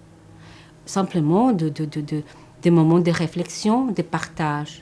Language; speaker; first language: French; non-native, fluent; Spanish